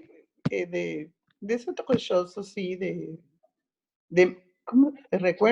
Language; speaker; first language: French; non-native, learner; Spanish